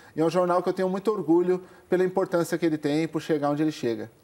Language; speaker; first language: Portuguese; native; Portuguese